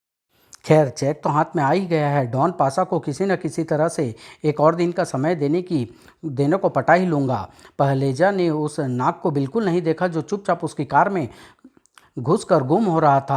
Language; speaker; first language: Hindi; native; Hindi